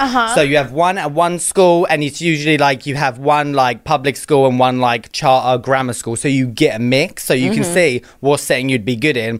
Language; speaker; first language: English; native; English